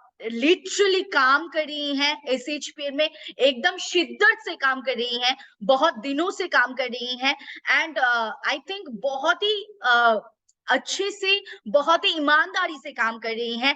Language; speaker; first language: Hindi; native; Hindi